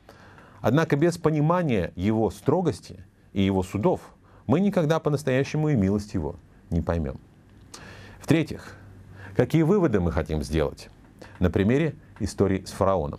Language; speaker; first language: Russian; native; Russian